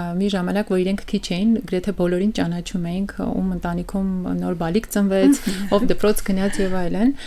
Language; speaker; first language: Armenian; early bilingual, heritage; Armenian